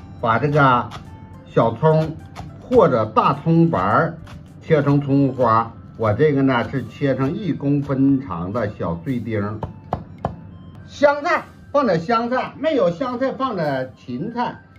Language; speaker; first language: Chinese; native; Chinese